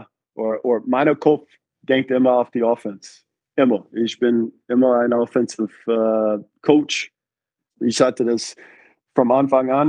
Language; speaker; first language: German; non-native, fluent; English